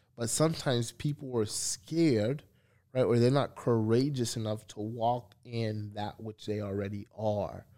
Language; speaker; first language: English; early bilingual, other home language; Haitian Creole